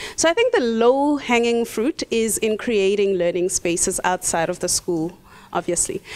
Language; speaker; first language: English; non-native, local second language; Tswana